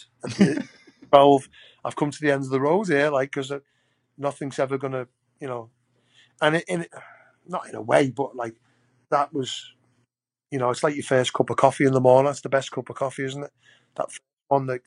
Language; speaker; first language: English; native; English